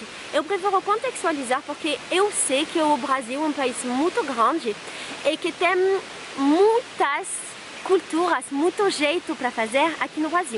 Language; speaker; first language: Portuguese; non-native, fluent; French